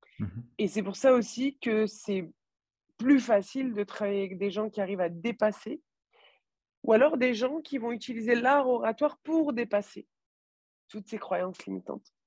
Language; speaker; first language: French; native; French